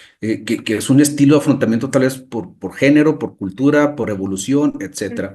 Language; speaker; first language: Spanish; native; Spanish